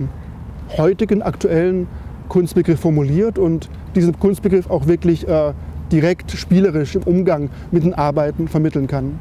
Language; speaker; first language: German; native; German